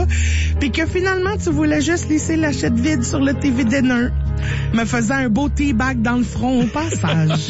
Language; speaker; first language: French; native; French